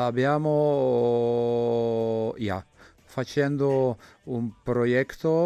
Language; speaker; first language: Italian; non-native, learner; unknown